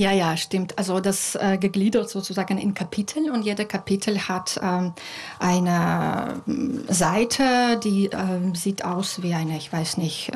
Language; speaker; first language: German; non-native, fluent; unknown